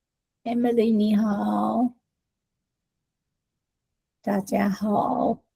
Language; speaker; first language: Chinese; non-native, fluent; English